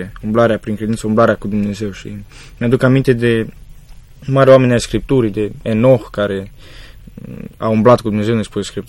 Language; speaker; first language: Romanian; native; Romanian